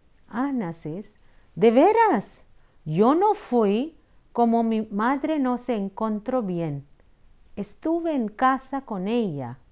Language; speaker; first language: Spanish; non-native, fluent; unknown